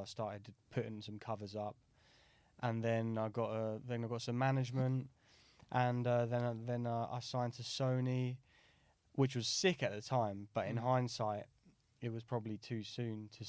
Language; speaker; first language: English; native; English